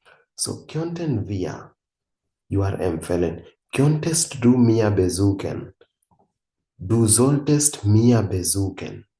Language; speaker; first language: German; non-native, fluent; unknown